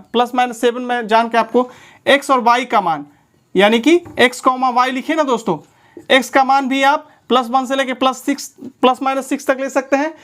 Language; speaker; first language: Hindi; native; Hindi